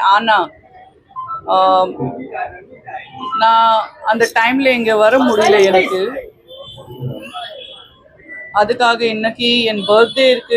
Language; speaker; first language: Tamil; non-native, local second language; Gujarati